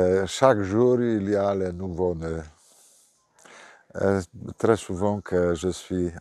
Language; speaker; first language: French; non-native, fluent; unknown